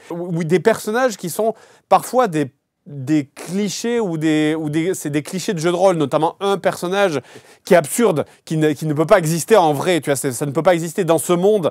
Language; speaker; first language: French; native; French